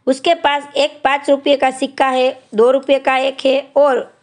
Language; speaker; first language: Hindi; non-native, local second language; Gujarati